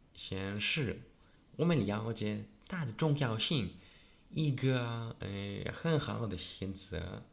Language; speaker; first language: Chinese; non-native, learner; Polish